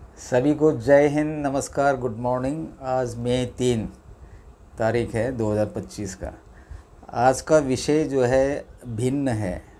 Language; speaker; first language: Hindi; non-native, local second language; Malayalam